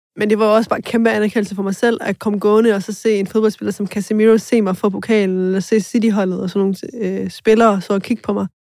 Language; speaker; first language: Danish; early bilingual, other home language; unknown